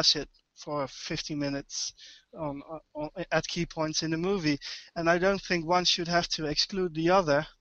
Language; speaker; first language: English; non-native, fluent; Dutch